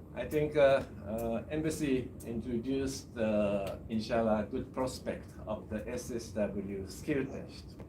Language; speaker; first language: English; non-native, fluent; Japanese